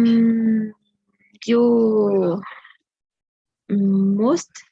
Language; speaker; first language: English; non-native, learner; Spanish